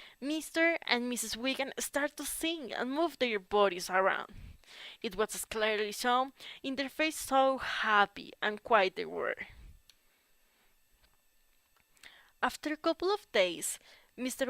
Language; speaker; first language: English; non-native, learner; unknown